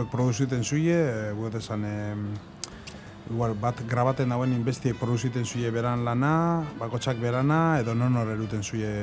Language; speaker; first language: Basque; native; Basque